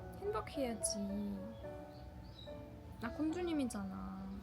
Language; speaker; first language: Korean; non-native, learner; Russian